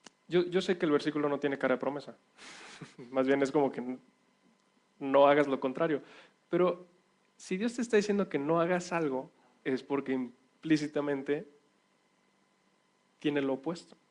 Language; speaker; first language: Spanish; native; Spanish